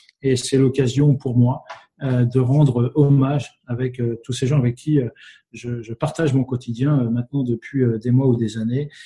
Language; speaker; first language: French; native; French